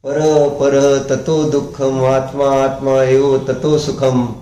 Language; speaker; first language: Hindi; non-native, local second language; Marathi